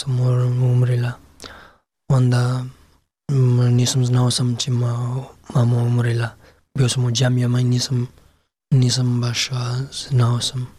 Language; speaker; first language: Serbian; non-native, learner; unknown